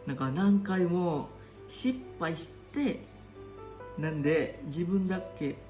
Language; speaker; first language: Japanese; non-native, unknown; Indonesian